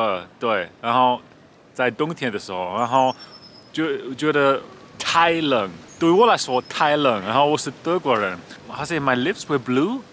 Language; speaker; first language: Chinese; non-native, learner; German